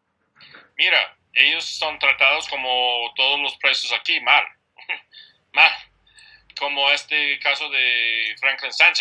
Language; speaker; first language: Spanish; non-native, fluent; English